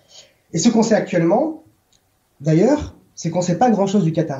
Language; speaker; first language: French; native; French